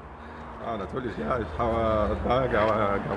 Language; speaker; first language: German; non-native, learner; Arabic